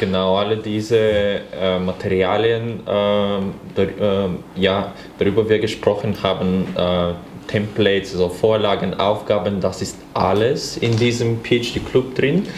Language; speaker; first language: German; non-native, fluent; Bulgarian